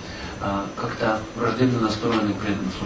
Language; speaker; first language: Russian; native; Russian